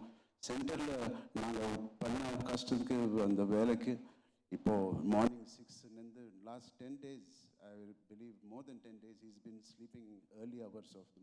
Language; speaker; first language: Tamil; non-native, local second language; Telugu